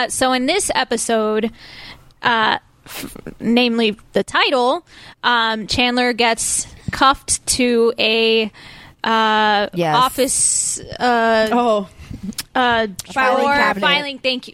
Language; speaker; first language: English; native; English